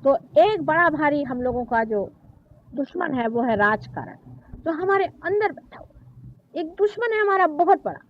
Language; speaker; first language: Hindi; non-native, local second language; Marathi